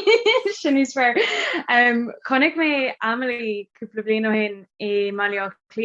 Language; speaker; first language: Irish; non-native, local second language; English